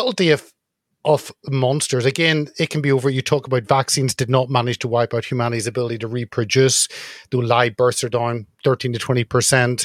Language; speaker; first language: English; native; English